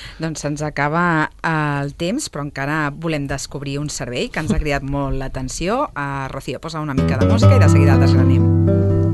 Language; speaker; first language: Catalan; native; Catalan